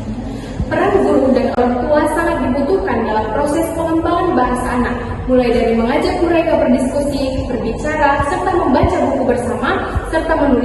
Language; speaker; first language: Indonesian; native; Indonesian